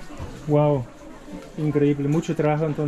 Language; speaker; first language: Spanish; non-native, learner; German